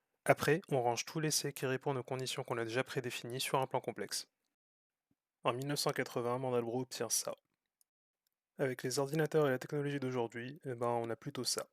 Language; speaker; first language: French; native; French